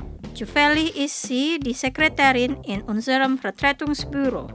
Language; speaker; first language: German; non-native, fluent; Indonesian